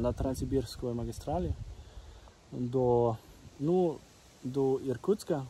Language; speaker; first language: Russian; non-native, learner; German